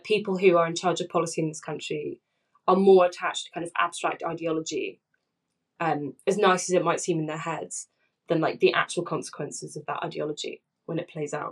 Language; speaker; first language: English; native; English